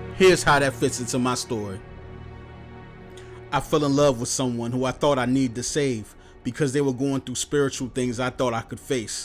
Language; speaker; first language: English; native; English